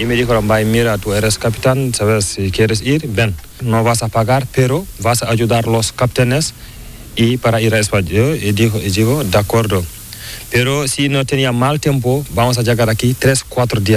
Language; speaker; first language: Spanish; non-native, learner; Fula